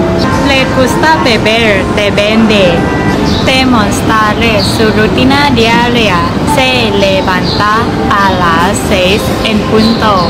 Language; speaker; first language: Spanish; non-native, learner; Thai